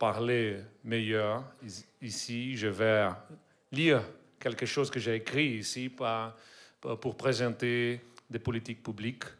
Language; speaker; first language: French; non-native, learner; Portuguese